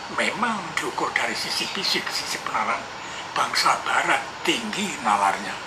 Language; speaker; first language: Indonesian; non-native, local second language; Javanese